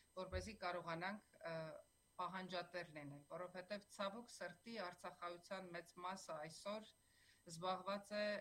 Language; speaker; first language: Armenian; native; Armenian